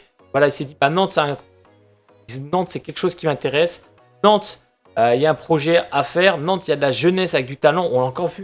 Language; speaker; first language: French; native; French